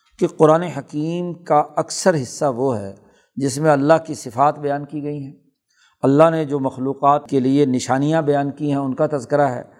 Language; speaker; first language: Urdu; non-native, local second language; Punjabi